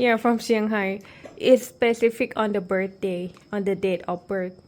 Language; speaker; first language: English; non-native, learner; Thai